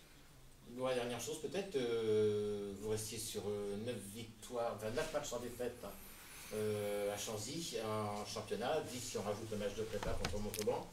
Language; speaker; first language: French; native; French